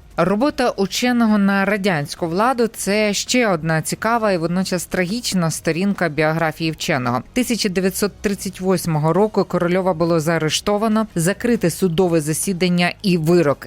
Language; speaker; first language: Ukrainian; native; Ukrainian